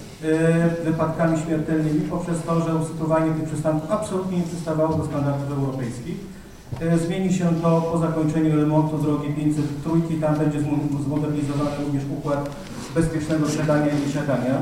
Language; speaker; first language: Polish; native; Polish